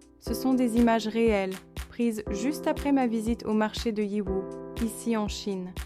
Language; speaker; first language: French; non-native, fluent; Chinese